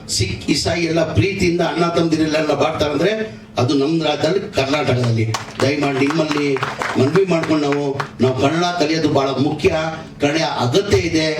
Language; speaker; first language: Kannada; non-native, local second language; Urdu